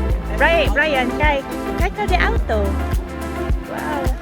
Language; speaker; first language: Dutch; non-native, learner; Filipino